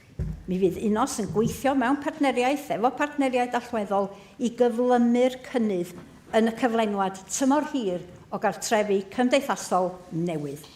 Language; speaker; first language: Welsh; native; Welsh